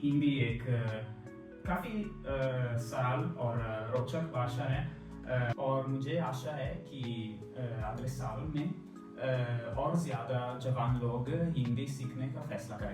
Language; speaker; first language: Hindi; non-native, fluent; Italian